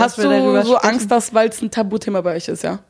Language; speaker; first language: German; native; German